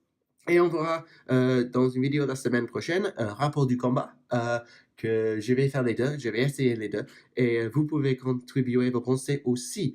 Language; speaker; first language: French; non-native, fluent; English